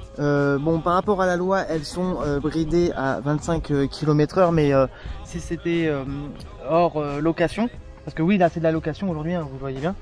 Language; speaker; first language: French; native; French